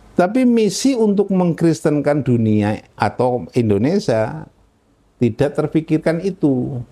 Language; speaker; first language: Indonesian; non-native, local second language; Javanese